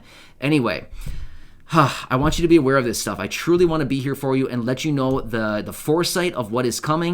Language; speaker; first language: English; native; English